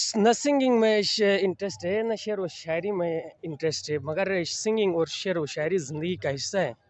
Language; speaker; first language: Urdu; non-native, local second language; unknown